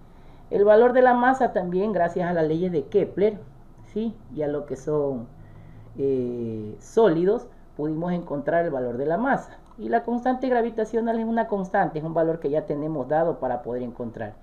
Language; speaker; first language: Spanish; native; Spanish